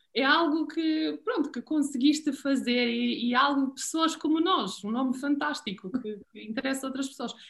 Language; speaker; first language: Portuguese; non-native, fluent; Serbian